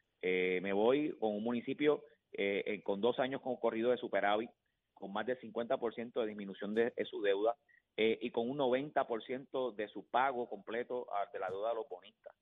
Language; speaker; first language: Spanish; native; Spanish